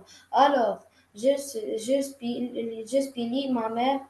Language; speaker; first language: French; non-native, learner; Arabic